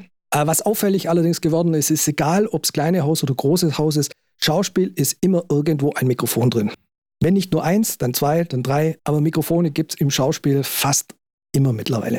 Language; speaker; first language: German; native; German